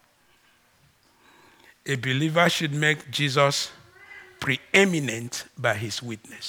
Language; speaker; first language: English; non-native, local second language; Ibibio